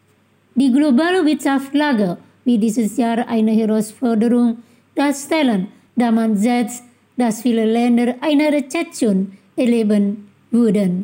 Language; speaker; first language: German; non-native, fluent; Indonesian